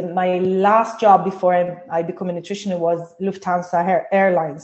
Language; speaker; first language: English; non-native, fluent; Italian